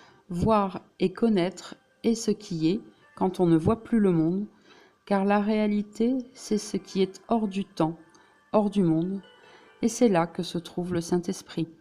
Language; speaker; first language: French; native; French